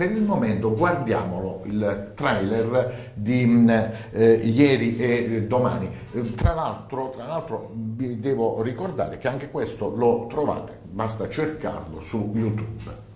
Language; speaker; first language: Italian; native; Italian